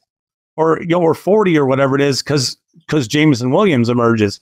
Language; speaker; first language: English; native; English